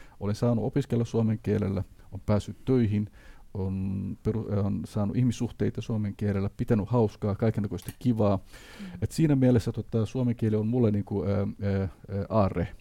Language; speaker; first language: Finnish; non-native, fluent; Somali